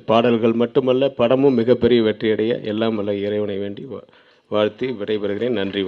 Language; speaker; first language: Tamil; native; Tamil